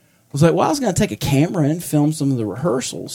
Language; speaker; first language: English; native; English